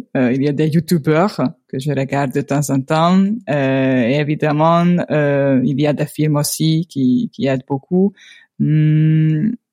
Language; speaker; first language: French; non-native, fluent; Hungarian